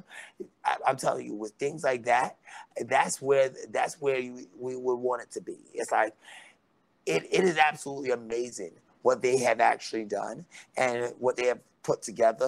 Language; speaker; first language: English; native; English